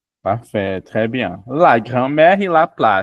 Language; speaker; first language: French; non-native, fluent; Portuguese